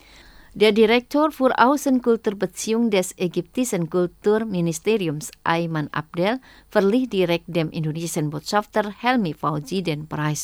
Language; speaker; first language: German; non-native, fluent; Indonesian